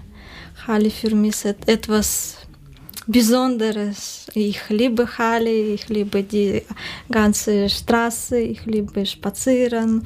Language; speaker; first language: German; non-native, learner; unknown